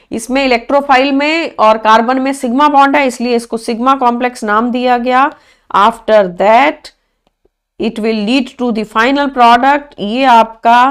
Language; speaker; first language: Hindi; native; Hindi